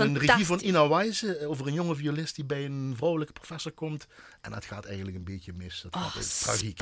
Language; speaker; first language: Dutch; native; Dutch